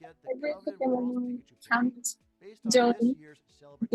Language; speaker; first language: English; non-native, learner; Japanese